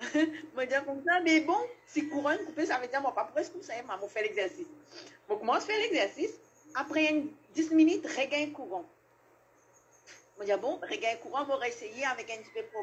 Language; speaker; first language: French; non-native, learner; Morisyen